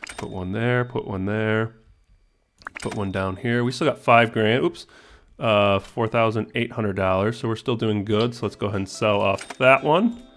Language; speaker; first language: English; native; English